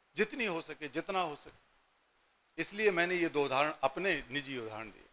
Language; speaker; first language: Hindi; native; Hindi